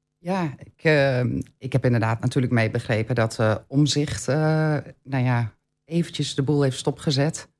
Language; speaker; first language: Dutch; native; Dutch